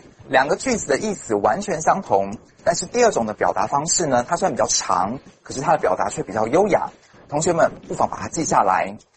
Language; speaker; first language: Chinese; native; Chinese